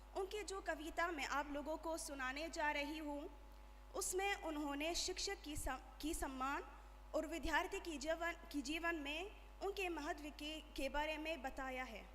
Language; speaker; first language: Hindi; non-native, learner; Arabic